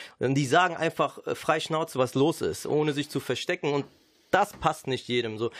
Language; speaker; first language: German; native; German